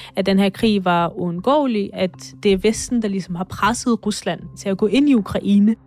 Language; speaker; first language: Danish; non-native, fluent; Russian